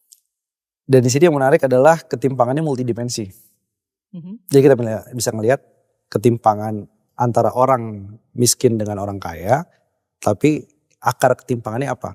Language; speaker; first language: Indonesian; native; Indonesian